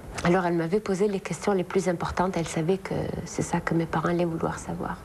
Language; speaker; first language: French; non-native, local second language; Arabic